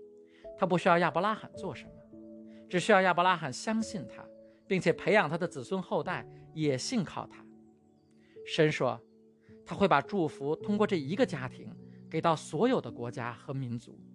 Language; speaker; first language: Chinese; native; Chinese